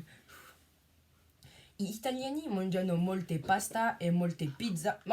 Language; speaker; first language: Italian; non-native, learner; French